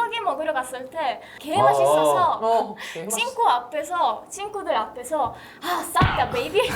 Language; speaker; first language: Korean; early bilingual, other home language; Italian